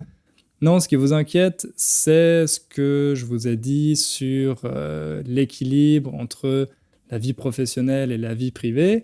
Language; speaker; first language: French; native; French